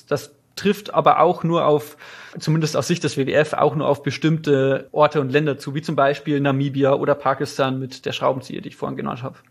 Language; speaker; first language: German; native; German